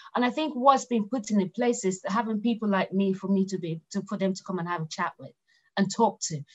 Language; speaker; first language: English; non-native, local second language; Yoruba